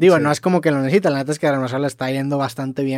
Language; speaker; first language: Spanish; native; Spanish